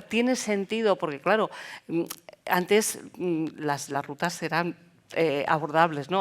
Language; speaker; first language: Spanish; native; Spanish